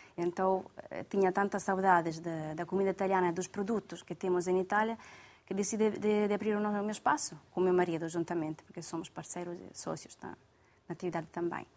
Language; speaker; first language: Portuguese; non-native, fluent; Italian